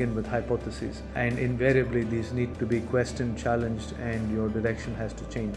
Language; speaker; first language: English; non-native, local second language; Tamil